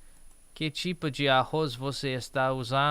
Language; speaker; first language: Portuguese; non-native, learner; English